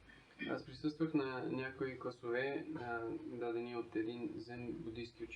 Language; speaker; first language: Bulgarian; native; Bulgarian